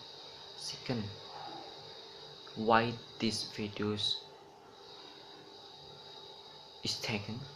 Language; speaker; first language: English; non-native, learner; Indonesian